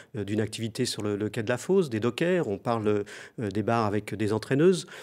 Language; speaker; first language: French; native; French